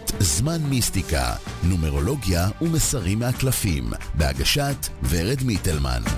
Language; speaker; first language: Hebrew; native; Hebrew